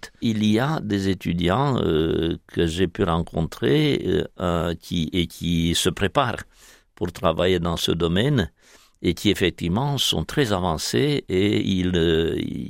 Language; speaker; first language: French; non-native, fluent; Romanian